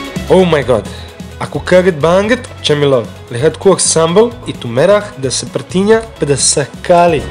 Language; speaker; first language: Indonesian; non-native, fluent; Serbian